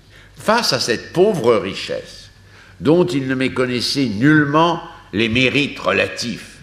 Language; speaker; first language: French; native; French